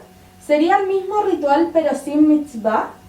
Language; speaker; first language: Spanish; native; Spanish